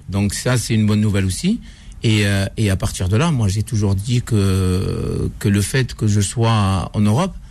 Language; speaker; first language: French; non-native, local second language; Arabic